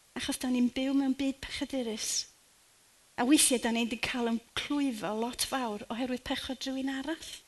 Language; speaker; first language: Welsh; native; Welsh